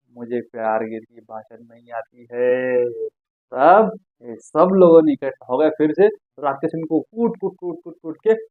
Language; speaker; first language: Hindi; non-native, local second language; Marathi